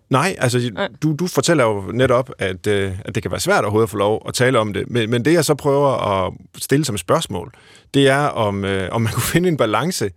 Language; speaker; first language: Danish; native; Danish